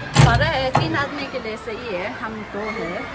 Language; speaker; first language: Hindi; non-native, fluent; Tibetan